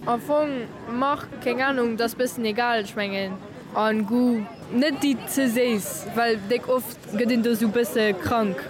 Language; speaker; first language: German; non-native, local second language; Luxembourgish